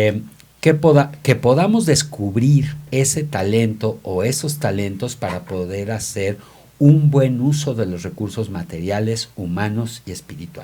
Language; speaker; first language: Spanish; native; Spanish